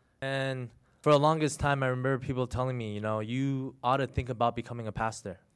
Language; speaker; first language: English; early bilingual, other home language; Chinese